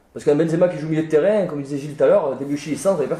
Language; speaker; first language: French; native; French